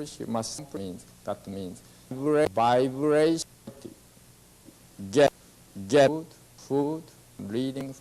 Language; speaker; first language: English; non-native, learner; Japanese